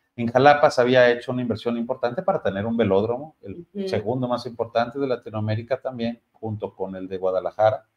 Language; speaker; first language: Spanish; native; Spanish